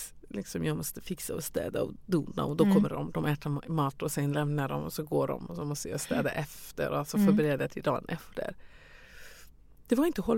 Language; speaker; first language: Swedish; non-native, fluent; Persian